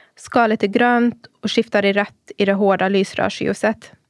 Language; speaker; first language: Swedish; native; Swedish